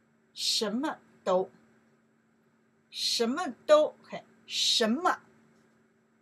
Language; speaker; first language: Chinese; non-native, learner; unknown